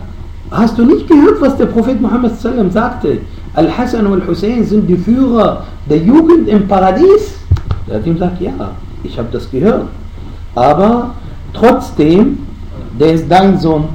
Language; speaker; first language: German; non-native, fluent; Arabic